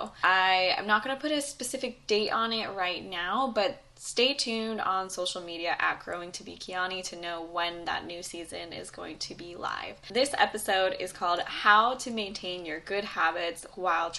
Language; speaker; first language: English; native; English